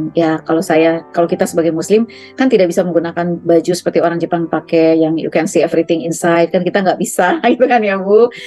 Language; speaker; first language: Indonesian; native; Indonesian